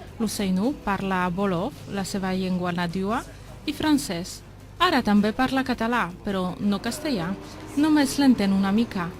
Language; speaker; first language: Catalan; native; Catalan